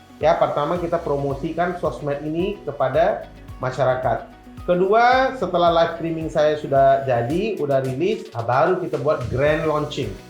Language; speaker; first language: Indonesian; non-native, fluent; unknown